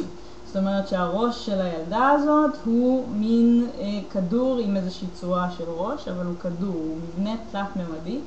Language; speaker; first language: Hebrew; native; Hebrew